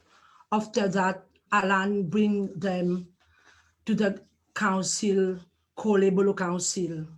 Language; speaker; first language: English; non-native, learner; Morisyen